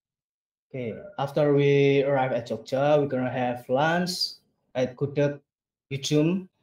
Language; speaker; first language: English; non-native, learner; Indonesian